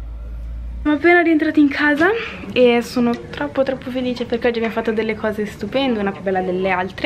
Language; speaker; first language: Italian; native; Italian